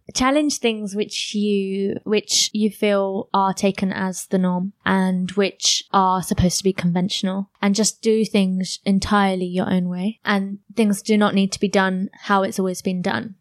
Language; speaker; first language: English; native; English